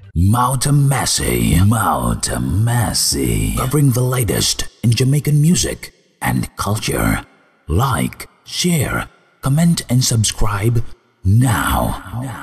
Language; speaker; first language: English; native; English